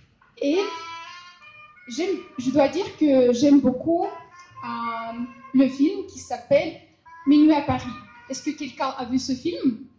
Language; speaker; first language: French; non-native, fluent; Russian